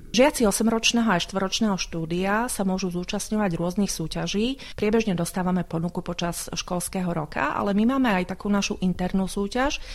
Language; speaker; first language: Slovak; native; Slovak